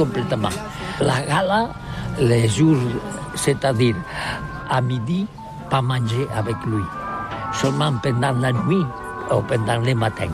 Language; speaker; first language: French; non-native, learner; Catalan